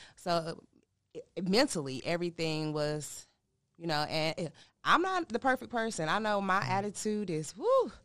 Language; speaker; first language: English; native; English